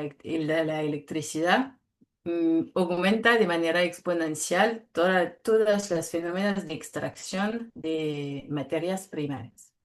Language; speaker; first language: Spanish; non-native, fluent; French